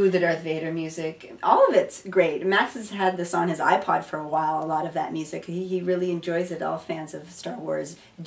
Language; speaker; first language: English; native; English